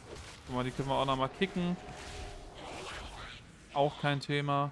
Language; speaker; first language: German; native; German